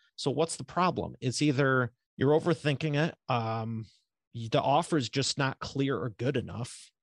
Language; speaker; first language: English; native; English